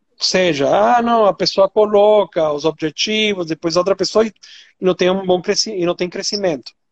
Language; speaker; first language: Portuguese; non-native, fluent; Spanish